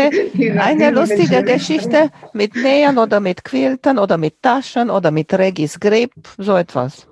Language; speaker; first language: German; non-native, fluent; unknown